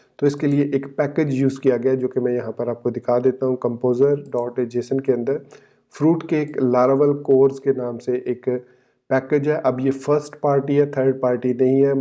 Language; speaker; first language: Urdu; native; Urdu